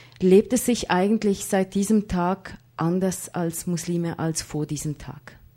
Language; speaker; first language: German; native; German